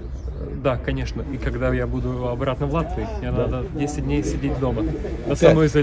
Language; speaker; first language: Russian; non-native, learner; Latvian